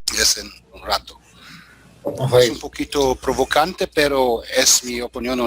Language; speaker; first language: Spanish; non-native, fluent; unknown